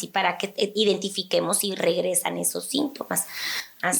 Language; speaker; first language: Spanish; native; Spanish